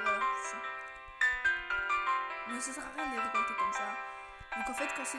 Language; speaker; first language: French; native; French